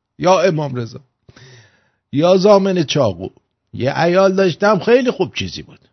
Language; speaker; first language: Persian; native; Persian